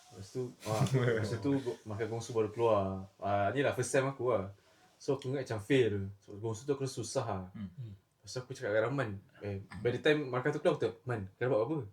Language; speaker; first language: Malay; native; Malay